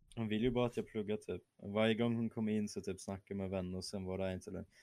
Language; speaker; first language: Swedish; early bilingual, other home language; German